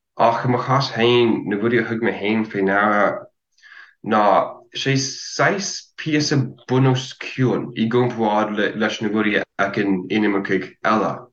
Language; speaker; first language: Irish; non-native, fluent; English